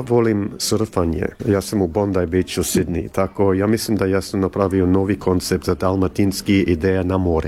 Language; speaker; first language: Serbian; early bilingual, heritage; Serbian